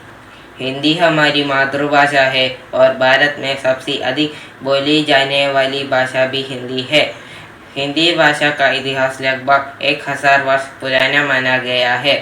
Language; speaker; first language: Hindi; non-native, local second language; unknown